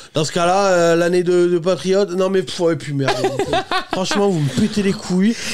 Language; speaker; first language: French; native; French